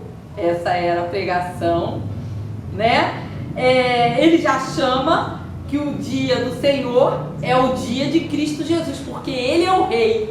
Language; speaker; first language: Portuguese; native; Portuguese